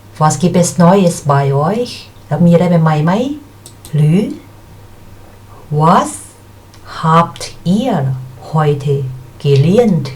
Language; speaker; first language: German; non-native, fluent; Thai